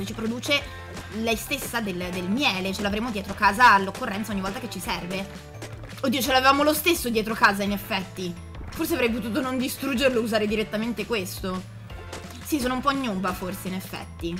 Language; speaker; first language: Italian; native; Italian